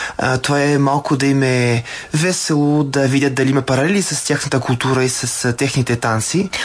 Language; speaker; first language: Bulgarian; non-native, fluent; French